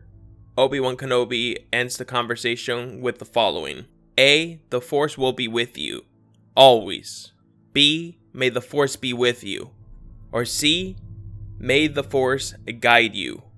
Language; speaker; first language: English; native; English